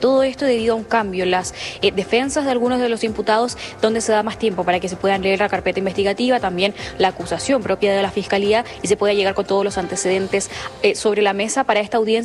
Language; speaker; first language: Spanish; native; Spanish